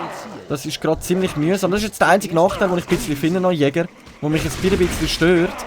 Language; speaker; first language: German; native; German